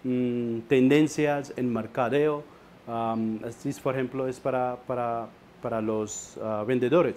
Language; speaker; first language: Spanish; non-native, fluent; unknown